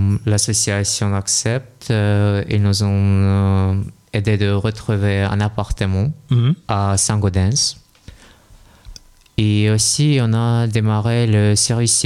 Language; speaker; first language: French; non-native, learner; Russian